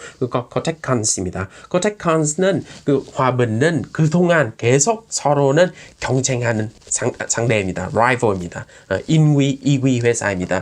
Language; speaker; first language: Korean; non-native, fluent; Vietnamese